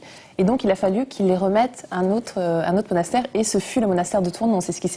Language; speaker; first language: French; native; French